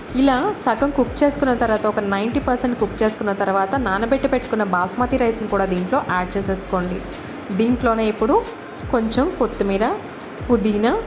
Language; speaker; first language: Telugu; native; Telugu